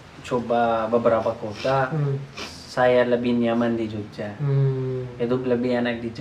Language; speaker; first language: Indonesian; non-native, learner; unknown